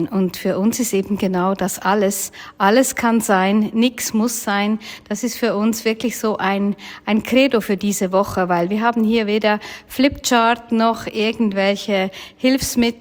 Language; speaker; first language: German; native; German